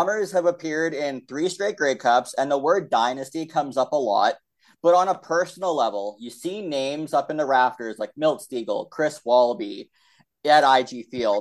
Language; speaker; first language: English; native; English